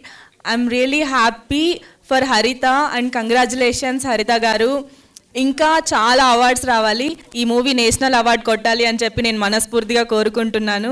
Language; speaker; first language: Telugu; non-native, fluent; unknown